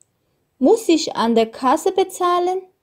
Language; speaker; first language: German; non-native, fluent; Armenian